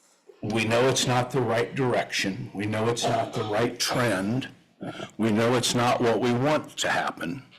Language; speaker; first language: English; native; English